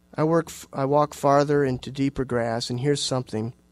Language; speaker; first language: English; native; English